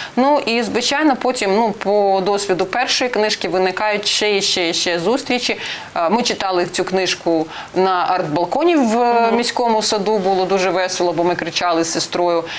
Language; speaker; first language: Ukrainian; non-native, local second language; Russian